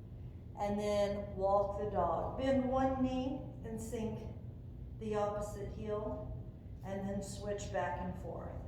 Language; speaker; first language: English; native; English